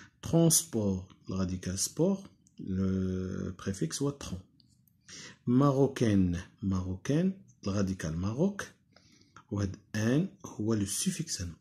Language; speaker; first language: French; non-native, local second language; Arabic